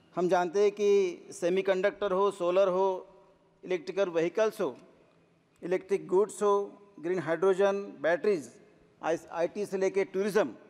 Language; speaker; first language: Hindi; non-native, local second language; Marathi